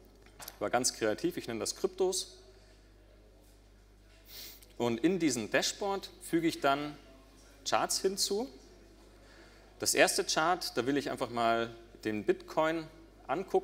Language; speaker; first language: German; native; German